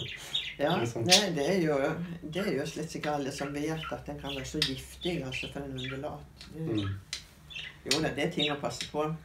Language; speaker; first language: Norwegian; native; Norwegian